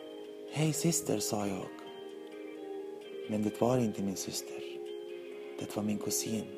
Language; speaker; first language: Swedish; non-native, learner; Arabic